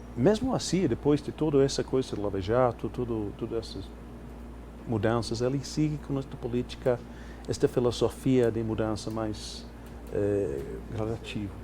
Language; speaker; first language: Portuguese; non-native, fluent; English